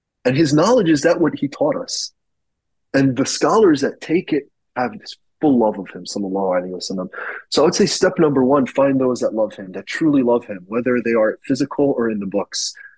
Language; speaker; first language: English; native; English